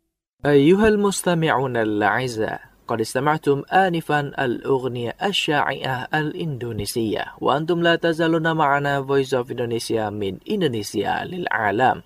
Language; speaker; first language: Arabic; non-native, fluent; Indonesian